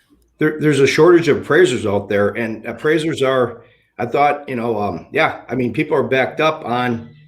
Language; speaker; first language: English; native; English